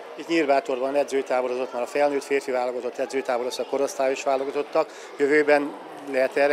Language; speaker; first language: Hungarian; native; Hungarian